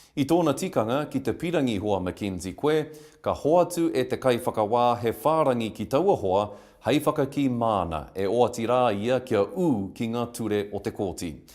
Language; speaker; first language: Māori; non-native, local second language; English